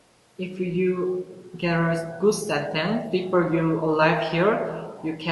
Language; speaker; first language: English; non-native, learner; Korean